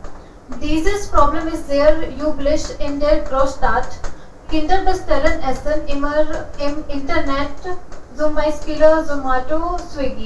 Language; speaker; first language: German; non-native, learner; Hindi